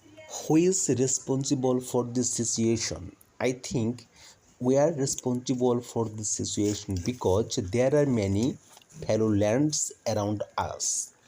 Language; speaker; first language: English; non-native, local second language; Bangla